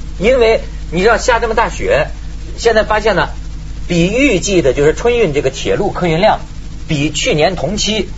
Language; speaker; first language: Chinese; native; Chinese